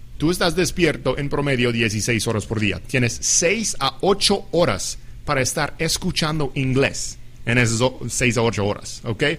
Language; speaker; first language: Spanish; non-native, fluent; English